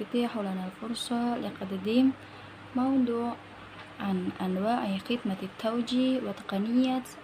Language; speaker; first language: Arabic; non-native, learner; Indonesian